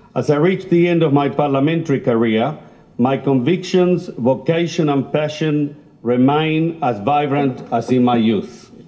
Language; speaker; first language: English; non-native, fluent; Spanish